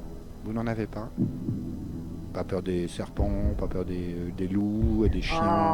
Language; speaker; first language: French; native; French